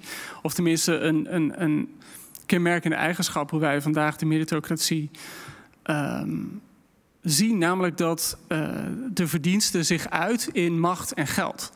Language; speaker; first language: Dutch; native; Dutch